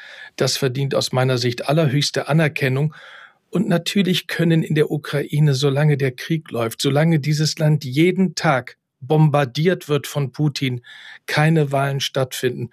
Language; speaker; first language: German; native; German